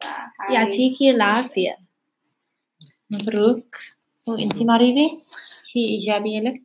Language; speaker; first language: Arabic; non-native, learner; English